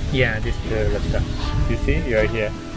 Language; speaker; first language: English; non-native, learner; Korean